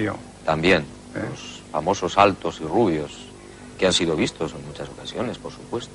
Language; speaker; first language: Spanish; native; Spanish